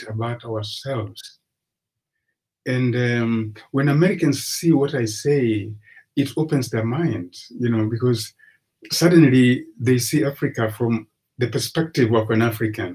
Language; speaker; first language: English; non-native, local second language; Swahili